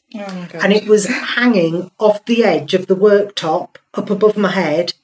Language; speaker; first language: English; native; English